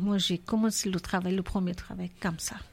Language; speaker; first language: French; non-native, learner; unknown